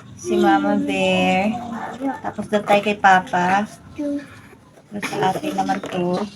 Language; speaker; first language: Filipino; non-native, local second language; Cebuano